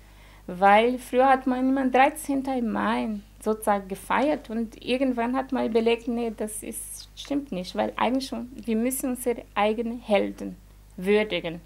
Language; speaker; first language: German; non-native, fluent; Portuguese